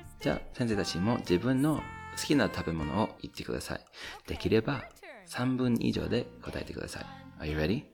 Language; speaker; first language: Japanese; non-native, fluent; English